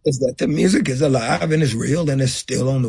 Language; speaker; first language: English; native; English